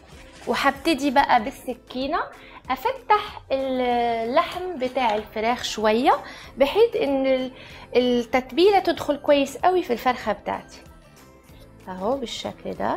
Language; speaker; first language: Arabic; native; Arabic